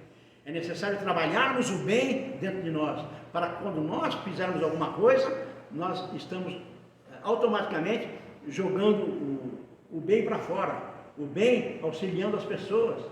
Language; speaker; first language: Portuguese; native; Portuguese